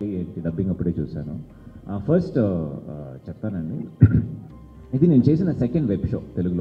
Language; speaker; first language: Telugu; native; Telugu